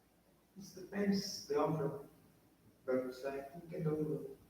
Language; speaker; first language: English; non-native, learner; Portuguese